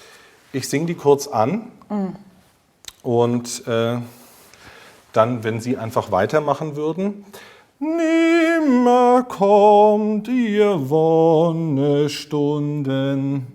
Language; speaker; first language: German; native; German